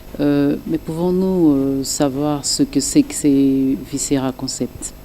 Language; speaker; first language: French; non-native, local second language; Lingala